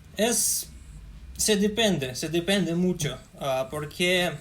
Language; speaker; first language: Spanish; non-native, fluent; Russian